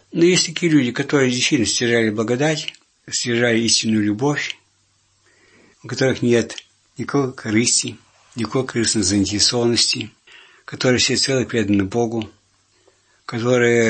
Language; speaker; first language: Russian; native; Russian